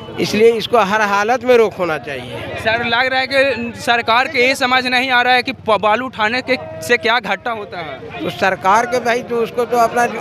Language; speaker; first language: Hindi; native; Hindi